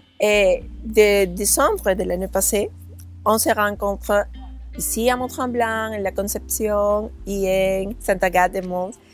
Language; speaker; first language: French; non-native, learner; Spanish